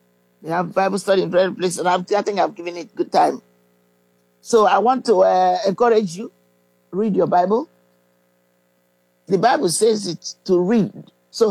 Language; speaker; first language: English; native; English